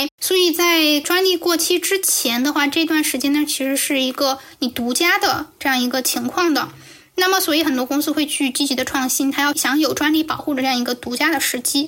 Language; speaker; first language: Chinese; native; Chinese